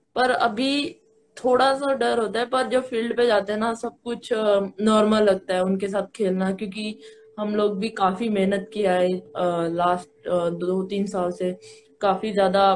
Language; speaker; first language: Hindi; native; Hindi